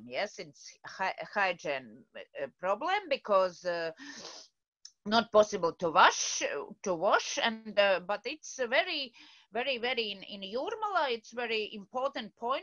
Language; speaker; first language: English; non-native, learner; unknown